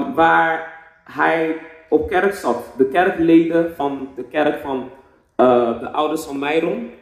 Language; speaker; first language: Dutch; non-native, fluent; Akan